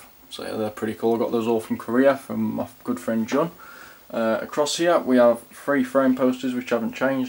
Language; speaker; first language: English; native; English